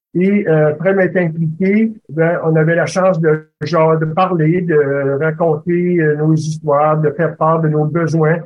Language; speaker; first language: French; native; French